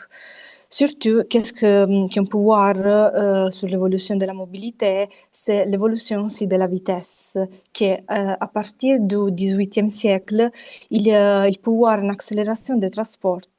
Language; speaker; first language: French; non-native, fluent; Italian